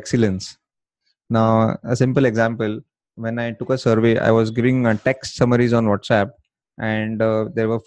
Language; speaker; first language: English; non-native, local second language; Marathi